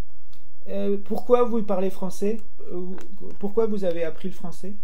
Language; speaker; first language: French; non-native, fluent; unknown